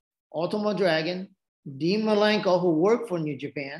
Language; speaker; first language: English; non-native, fluent; Japanese